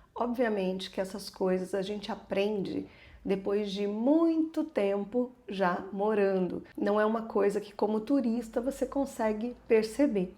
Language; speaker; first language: Portuguese; native; Portuguese